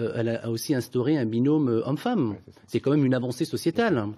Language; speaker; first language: French; native; French